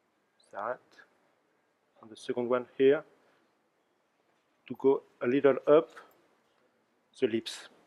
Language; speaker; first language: English; non-native, learner; French